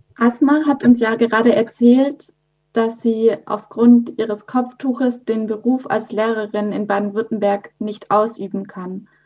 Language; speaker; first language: German; native; German